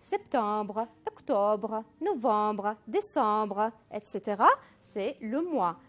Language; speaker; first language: French; non-native, fluent; Arabic